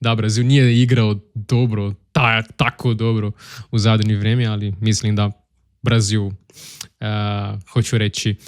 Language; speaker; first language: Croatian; non-native, learner; Portuguese